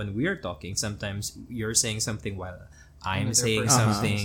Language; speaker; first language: English; non-native, local second language; Filipino